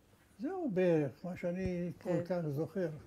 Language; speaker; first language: Hebrew; non-native, fluent; Romanian